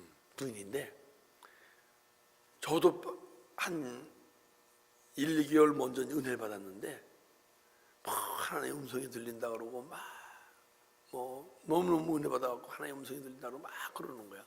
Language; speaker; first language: Korean; native; Korean